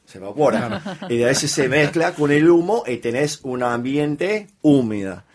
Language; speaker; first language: Spanish; non-native, fluent; English